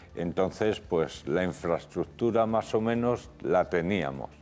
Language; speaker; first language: Spanish; native; Spanish